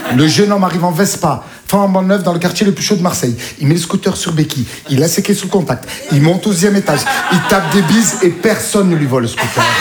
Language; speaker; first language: French; native; French